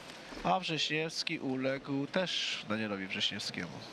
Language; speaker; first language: Polish; native; Polish